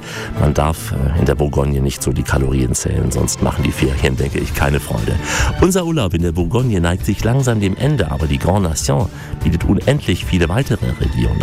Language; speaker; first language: German; native; German